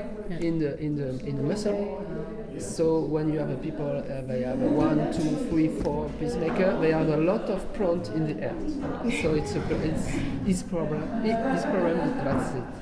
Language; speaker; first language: English; non-native, learner; French